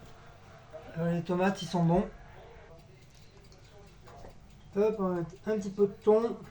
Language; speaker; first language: French; native; French